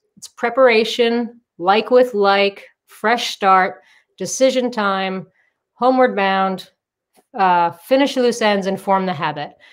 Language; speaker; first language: English; native; English